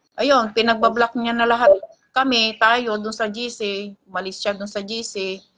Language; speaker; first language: Filipino; native; Filipino